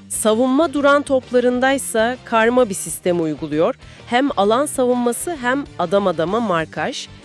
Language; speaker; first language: Turkish; native; Turkish